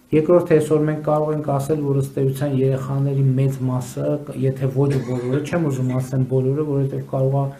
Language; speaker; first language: Armenian; native; Armenian